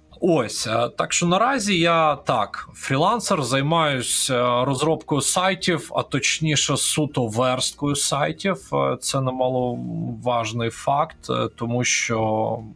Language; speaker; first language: Ukrainian; non-native, local second language; Russian